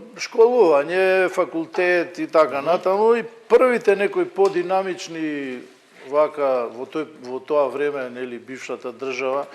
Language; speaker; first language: Macedonian; native; Macedonian